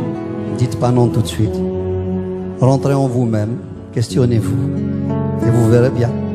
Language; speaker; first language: French; non-native, local second language; Kabyle